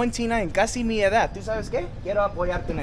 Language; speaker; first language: Spanish; non-native, fluent; English